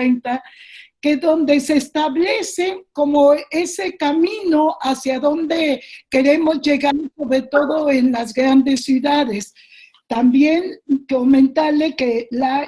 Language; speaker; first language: Spanish; native; Spanish